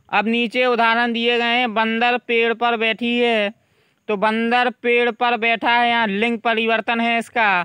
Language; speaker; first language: Hindi; native; Hindi